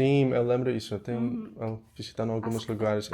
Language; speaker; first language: Portuguese; non-native, learner; English